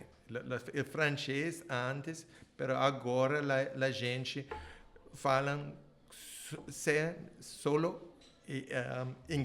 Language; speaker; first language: Portuguese; non-native, learner; English